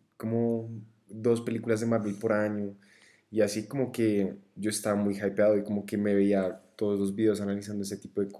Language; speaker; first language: Spanish; native; Spanish